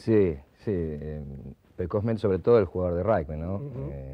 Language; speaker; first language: Spanish; native; Spanish